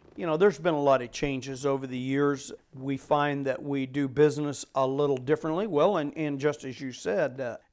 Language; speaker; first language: English; native; English